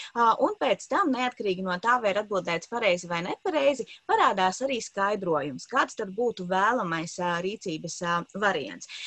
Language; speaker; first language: Latvian; native; Latvian